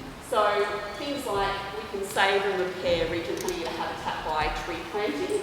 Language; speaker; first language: English; native; English